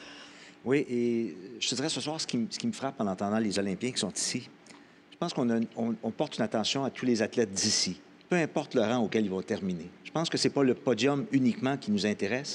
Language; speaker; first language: French; native; French